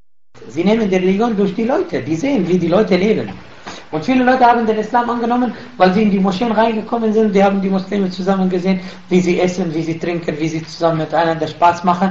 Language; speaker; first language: German; non-native, fluent; Arabic